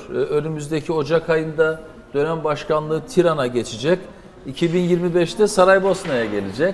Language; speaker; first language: Turkish; native; Turkish